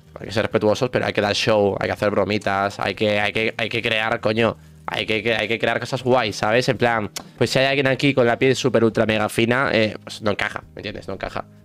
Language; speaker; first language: Spanish; native; Spanish